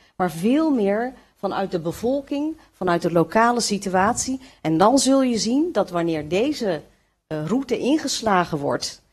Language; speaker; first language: Dutch; early bilingual, other home language; Kurdish